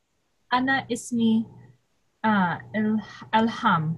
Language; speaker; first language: Arabic; non-native, learner; English